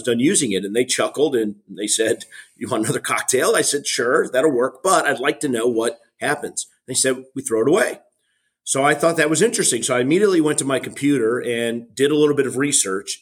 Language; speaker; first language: English; native; English